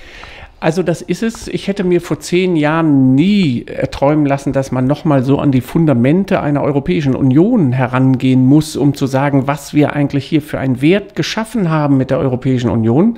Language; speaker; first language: German; native; German